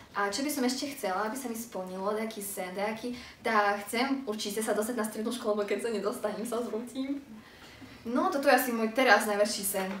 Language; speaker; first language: Slovak; early bilingual, other home language; Ukrainian